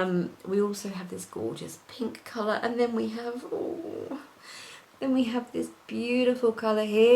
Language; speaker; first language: English; native; English